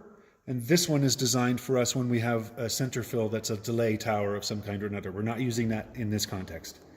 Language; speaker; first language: English; native; English